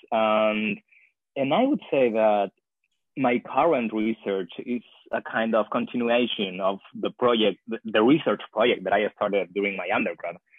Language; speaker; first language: English; non-native, fluent; Spanish